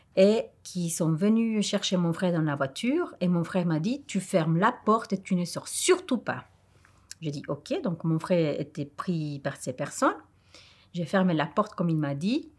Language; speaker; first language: French; non-native, fluent; Spanish